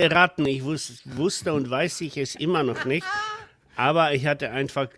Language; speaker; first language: German; non-native, fluent; Polish